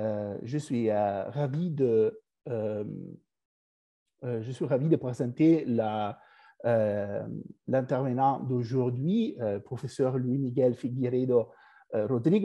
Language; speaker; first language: French; non-native, fluent; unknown